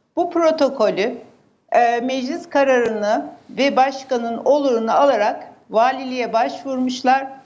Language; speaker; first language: Turkish; native; Turkish